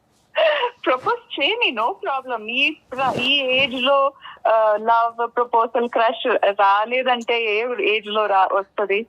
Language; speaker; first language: Telugu; non-native, local second language; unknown